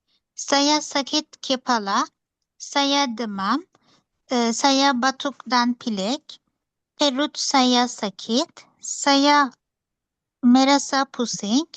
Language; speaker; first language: Indonesian; non-native, learner; Turkish